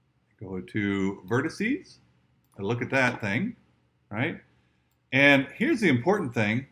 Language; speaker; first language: English; native; English